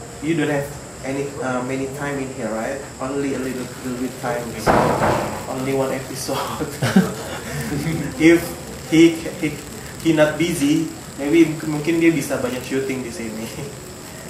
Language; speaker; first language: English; non-native, learner; Indonesian